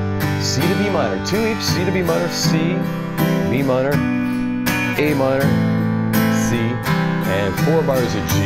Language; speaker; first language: English; native; English